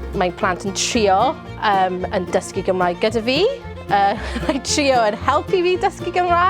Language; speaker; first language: Welsh; non-native, learner; English